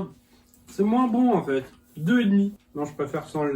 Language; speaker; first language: French; native; French